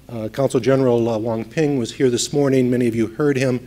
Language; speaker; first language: English; native; English